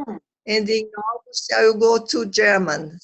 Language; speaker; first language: English; non-native, learner; Portuguese